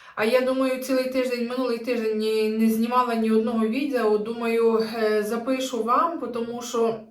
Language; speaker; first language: Ukrainian; native; Ukrainian